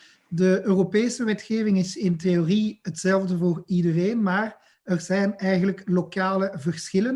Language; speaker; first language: Dutch; non-native, local second language; French